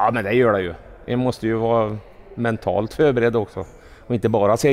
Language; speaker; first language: Swedish; native; Swedish